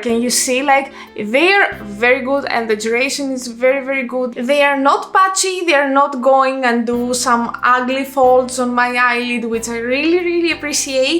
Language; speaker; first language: English; non-native, fluent; Greek